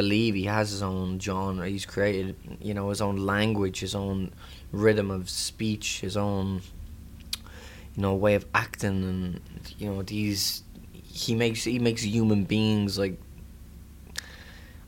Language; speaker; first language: English; native; English